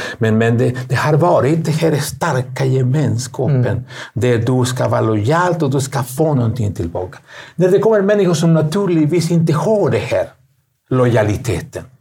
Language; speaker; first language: Swedish; non-native, fluent; Spanish